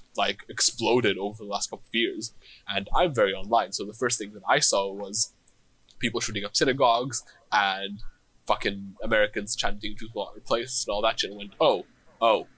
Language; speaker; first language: English; non-native, fluent; Hebrew